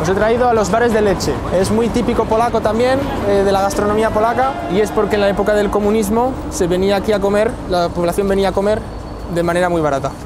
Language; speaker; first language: Spanish; native; Spanish